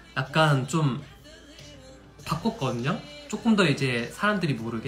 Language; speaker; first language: Korean; non-native, fluent; English